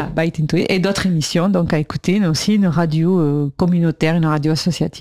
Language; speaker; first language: French; native; French